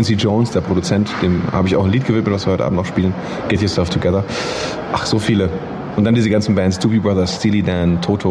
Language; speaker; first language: German; native; German